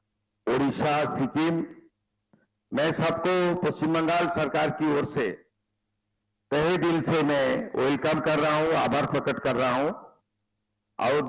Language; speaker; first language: Hindi; non-native, local second language; Bangla